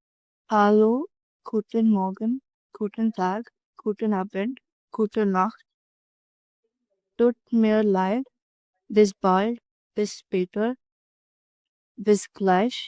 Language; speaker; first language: German; non-native, learner; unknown